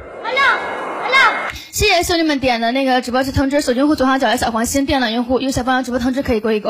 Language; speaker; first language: Chinese; native; Chinese